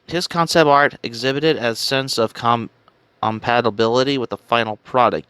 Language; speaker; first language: English; native; English